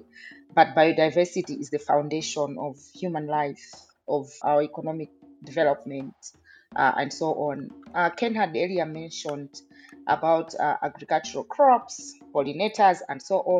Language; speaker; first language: English; non-native, local second language; Nyanja